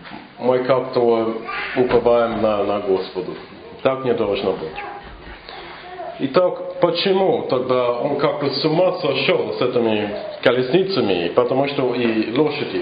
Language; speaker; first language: Russian; non-native, fluent; English